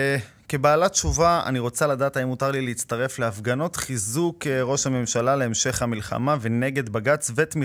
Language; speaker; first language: Hebrew; native; Hebrew